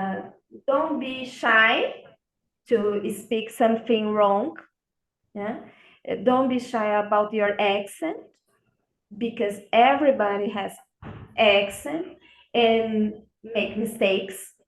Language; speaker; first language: English; non-native, learner; Portuguese